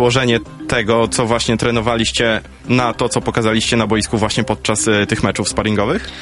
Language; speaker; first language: Polish; native; Polish